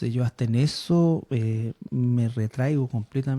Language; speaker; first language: Spanish; native; Spanish